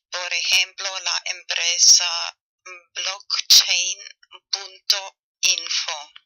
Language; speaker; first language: Spanish; non-native, learner; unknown